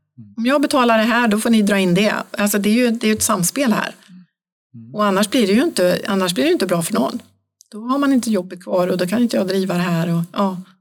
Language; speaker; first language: Swedish; native; Swedish